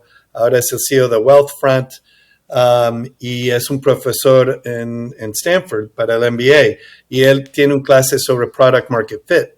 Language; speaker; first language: Spanish; early bilingual, heritage; English